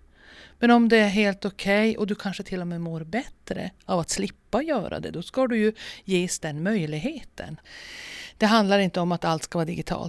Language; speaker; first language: Swedish; native; Swedish